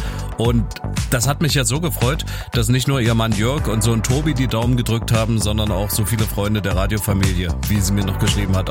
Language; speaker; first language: German; native; German